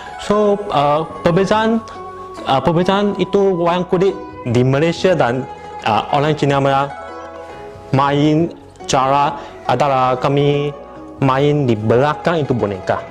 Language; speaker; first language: Indonesian; non-native, local second language; Chinese